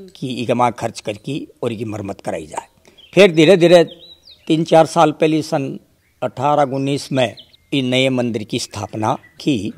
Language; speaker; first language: Hindi; native; Hindi